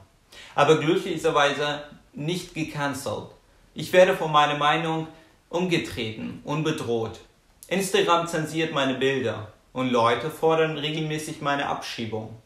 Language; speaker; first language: German; non-native, fluent; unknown